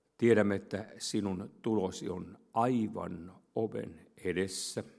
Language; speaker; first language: Finnish; native; Finnish